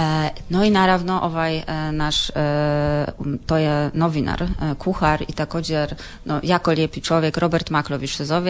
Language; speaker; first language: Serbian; non-native, learner; Polish